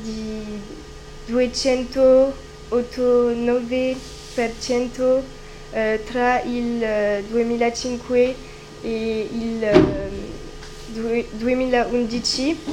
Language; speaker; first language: Italian; non-native, learner; French